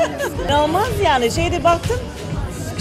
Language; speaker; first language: Turkish; non-native, fluent; Serbian